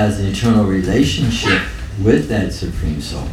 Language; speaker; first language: English; native; English